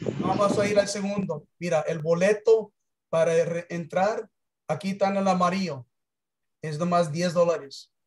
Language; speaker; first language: Spanish; early bilingual, heritage; English